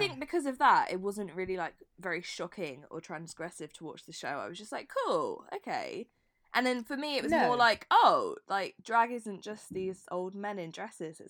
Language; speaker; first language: English; native; English